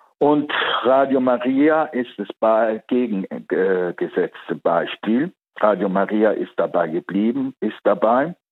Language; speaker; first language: German; early bilingual, heritage; Italian